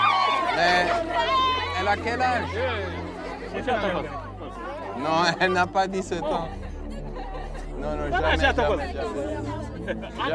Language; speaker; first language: French; non-native, fluent; Dutch